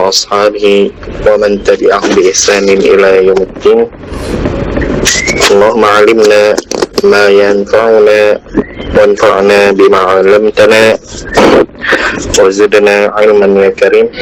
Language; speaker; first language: Arabic; non-native, fluent; Indonesian